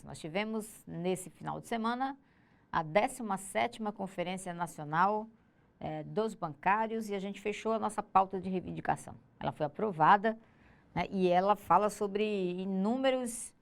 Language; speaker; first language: Portuguese; native; Portuguese